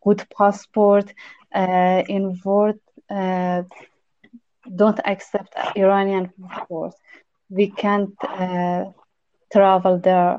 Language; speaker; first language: English; non-native, learner; Persian